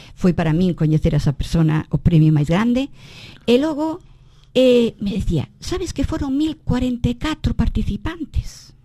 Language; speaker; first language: Galician; native; Galician